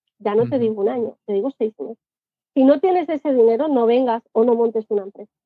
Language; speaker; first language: Spanish; native; Spanish